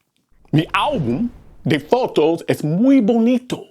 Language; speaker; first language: Spanish; non-native, learner; English